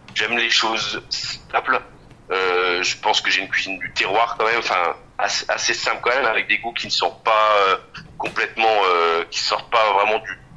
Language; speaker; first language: French; native; French